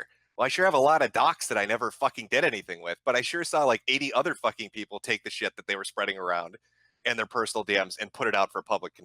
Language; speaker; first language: English; native; English